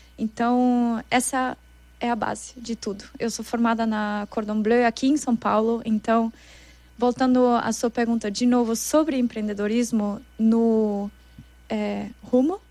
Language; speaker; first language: Portuguese; non-native, fluent; German